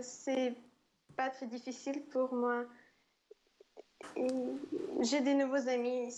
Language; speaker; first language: French; non-native, fluent; Ukrainian